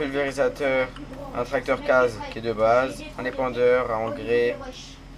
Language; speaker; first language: French; native; French